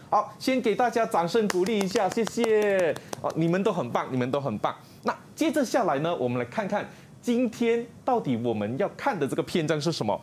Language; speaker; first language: Chinese; native; Chinese